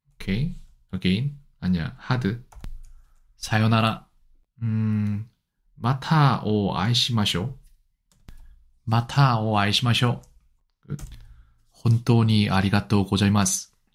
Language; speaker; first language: Japanese; non-native, learner; Korean